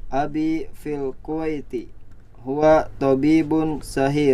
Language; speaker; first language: Arabic; non-native, learner; Indonesian